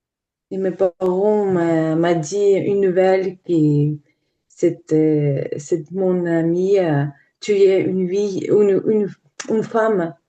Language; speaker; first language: French; non-native, learner; Ukrainian